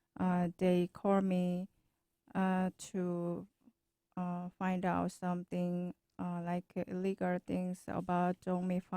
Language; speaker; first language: English; non-native, learner; Korean